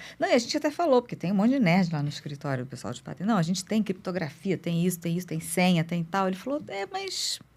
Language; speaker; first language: Portuguese; native; Portuguese